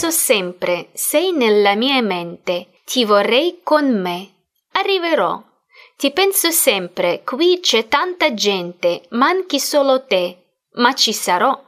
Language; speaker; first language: Italian; non-native, fluent; Russian